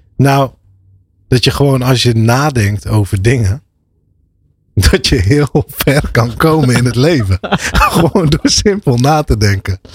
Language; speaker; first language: Dutch; early bilingual, other home language; Arabic